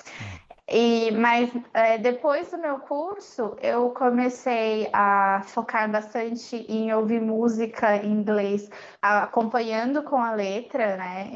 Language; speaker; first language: Portuguese; native; Portuguese